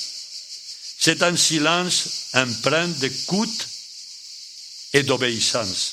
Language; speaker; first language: French; non-native, fluent; Spanish